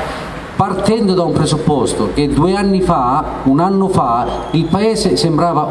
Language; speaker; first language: Italian; native; Italian